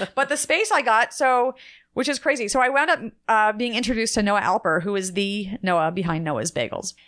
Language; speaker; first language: English; native; English